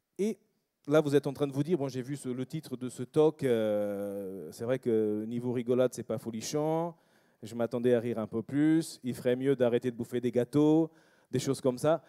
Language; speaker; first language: French; non-native, fluent; English